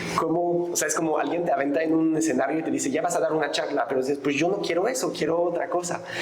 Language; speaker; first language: Spanish; non-native, fluent; French